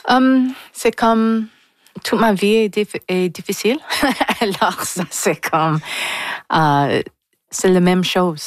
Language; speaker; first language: French; non-native, local second language; English